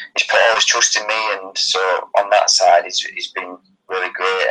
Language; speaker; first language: English; native; English